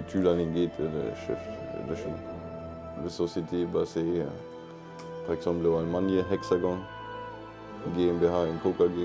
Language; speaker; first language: French; non-native, learner; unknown